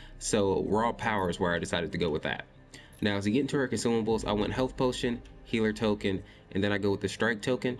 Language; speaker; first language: English; native; English